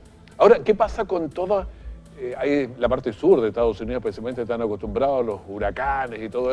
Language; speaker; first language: Spanish; native; Spanish